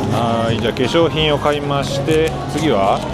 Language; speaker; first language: Japanese; native; Japanese